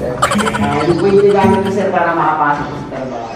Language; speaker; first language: Filipino; native; Filipino